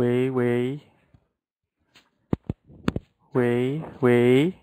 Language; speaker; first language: Chinese; non-native, fluent; Indonesian